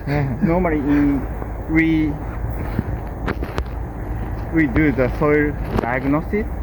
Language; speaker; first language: English; non-native, fluent; Japanese